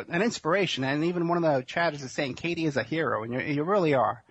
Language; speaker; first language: English; native; English